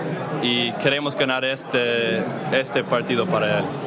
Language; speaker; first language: Spanish; non-native, learner; English